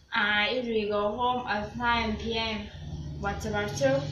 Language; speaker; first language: English; non-native, learner; Vietnamese